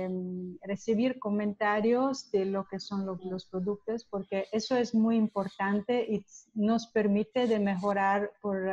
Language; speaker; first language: Spanish; non-native, learner; Italian